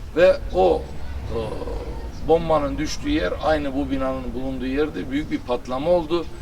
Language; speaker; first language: Turkish; non-native, local second language; Armenian